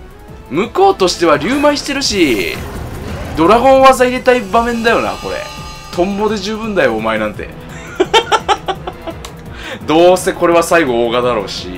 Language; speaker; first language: Japanese; native; Japanese